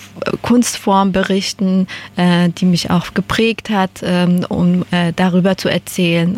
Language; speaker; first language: German; non-native, fluent; Persian